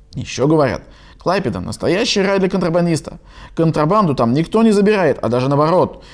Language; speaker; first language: Russian; native; Russian